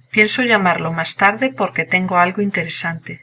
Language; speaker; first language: Spanish; non-native, learner; English